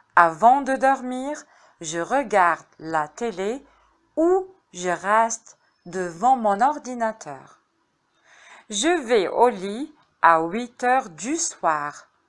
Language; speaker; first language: French; non-native, fluent; Arabic